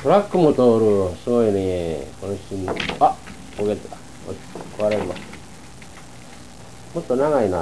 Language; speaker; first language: Japanese; native; Japanese